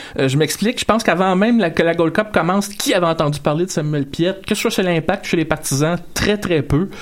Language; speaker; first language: French; native; French